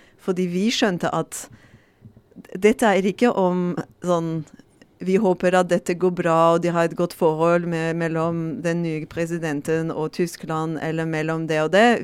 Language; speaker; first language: Norwegian; non-native, fluent; French